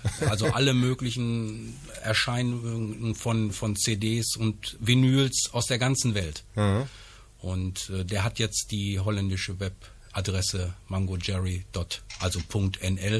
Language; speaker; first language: German; native; German